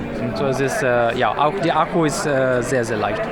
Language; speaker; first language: German; non-native, fluent; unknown